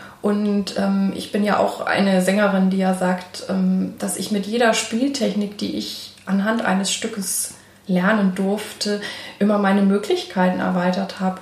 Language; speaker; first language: German; native; German